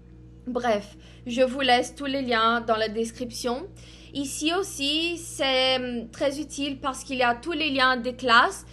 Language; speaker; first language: French; non-native, fluent; Portuguese